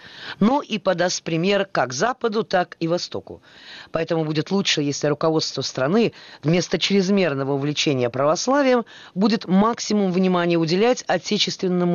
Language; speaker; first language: Russian; native; Russian